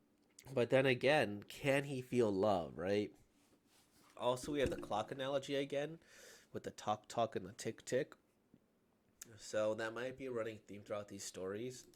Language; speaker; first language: English; native; English